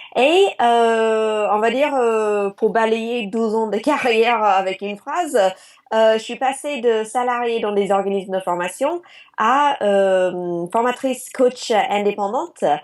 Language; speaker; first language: French; non-native, fluent; English